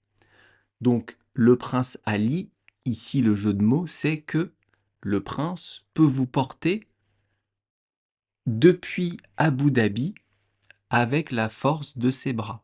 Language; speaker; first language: French; native; French